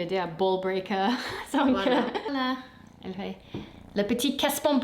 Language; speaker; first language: French; non-native, fluent; English